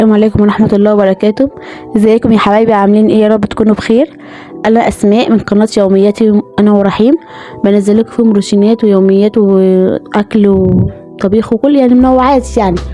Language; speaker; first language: Arabic; native; Arabic